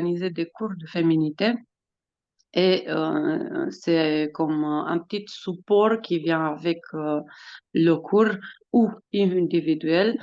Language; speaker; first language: French; non-native, fluent; Romanian